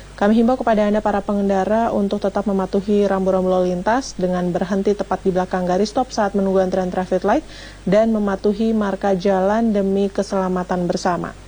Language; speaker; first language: Indonesian; native; Indonesian